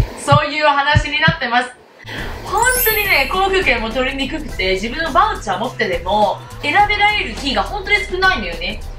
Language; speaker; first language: Japanese; non-native, fluent; Cantonese